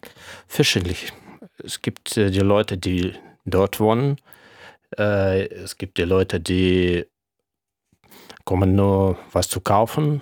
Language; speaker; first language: German; non-native, fluent; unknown